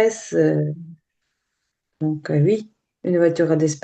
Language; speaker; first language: French; non-native, learner; Ukrainian